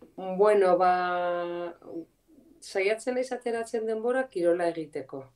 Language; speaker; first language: Basque; non-native, local second language; Spanish